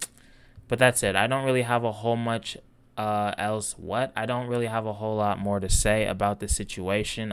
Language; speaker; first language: English; native; English